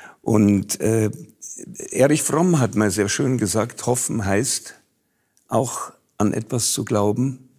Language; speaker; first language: German; native; German